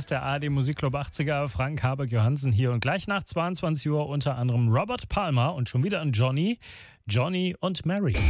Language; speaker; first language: German; native; German